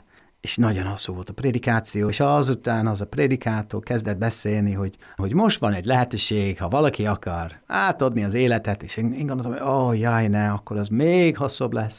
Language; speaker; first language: Hungarian; non-native, fluent; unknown